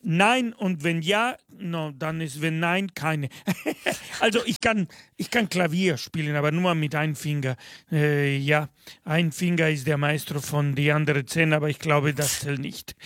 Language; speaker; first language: German; non-native, fluent; Spanish